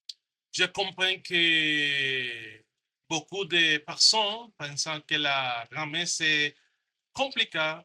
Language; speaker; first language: French; non-native, learner; Spanish